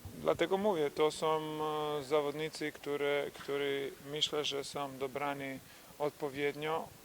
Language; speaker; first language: Polish; non-native, fluent; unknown